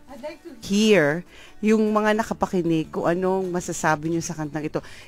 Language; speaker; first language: Filipino; native; Filipino